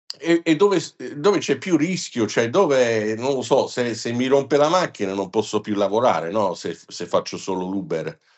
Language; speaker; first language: Italian; non-native, fluent; English